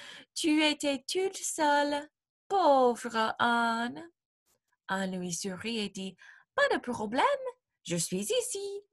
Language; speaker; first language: French; non-native, fluent; English